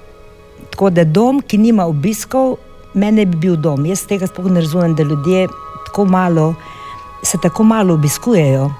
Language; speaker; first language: Slovenian; non-native, fluent; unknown